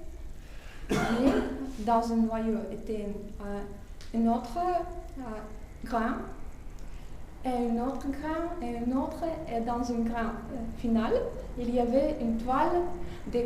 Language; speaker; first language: French; non-native, fluent; Russian